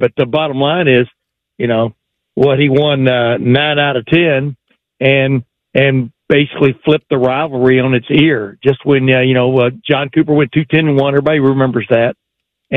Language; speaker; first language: English; native; English